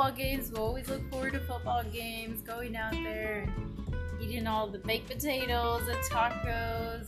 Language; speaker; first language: English; native; English